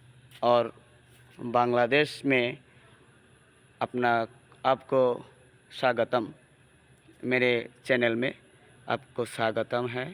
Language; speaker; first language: Hindi; non-native, learner; Bangla